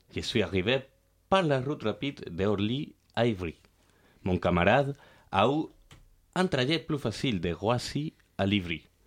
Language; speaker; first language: French; non-native, fluent; Spanish